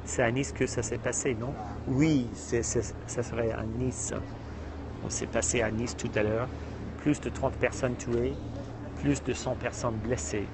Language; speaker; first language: French; non-native, fluent; English